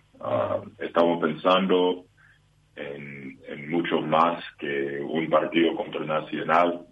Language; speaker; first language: Spanish; non-native, learner; English